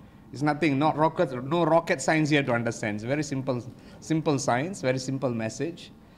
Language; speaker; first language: English; non-native, local second language; Tamil